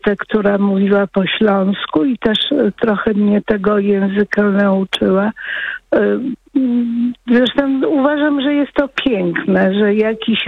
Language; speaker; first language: Polish; non-native, local second language; Kashubian